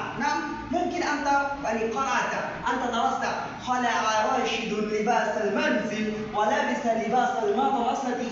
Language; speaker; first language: Arabic; non-native, fluent; Bangla